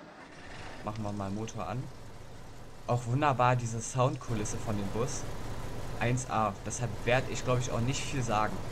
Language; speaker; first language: German; native; German